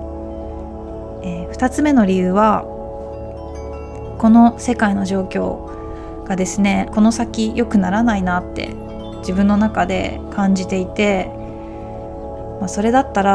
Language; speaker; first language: Japanese; native; Japanese